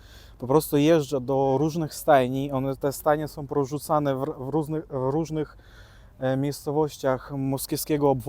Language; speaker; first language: Polish; early bilingual, other home language; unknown